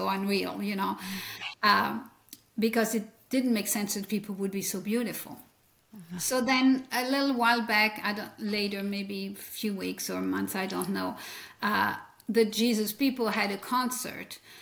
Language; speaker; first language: English; non-native, fluent; French